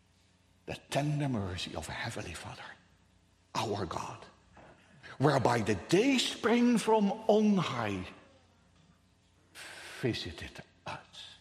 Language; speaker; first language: English; non-native, fluent; Dutch